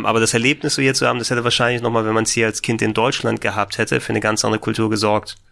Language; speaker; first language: German; native; German